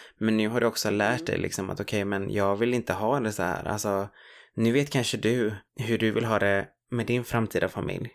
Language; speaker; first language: Swedish; early bilingual, other home language; Spanish